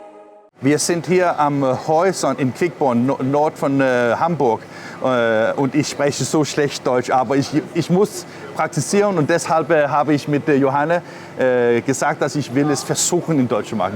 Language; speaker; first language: German; non-native, learner; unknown